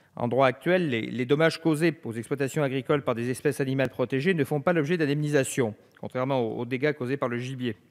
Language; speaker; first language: French; native; French